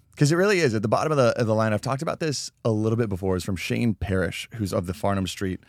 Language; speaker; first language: English; native; English